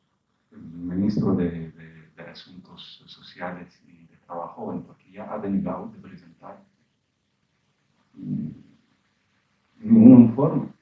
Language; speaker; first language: Spanish; non-native, fluent; Arabic